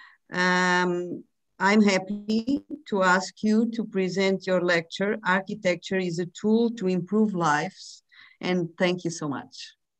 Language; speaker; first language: English; non-native, fluent; Portuguese